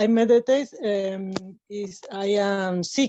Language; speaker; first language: English; non-native, learner; Spanish